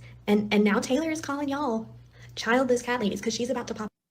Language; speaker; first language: English; native; English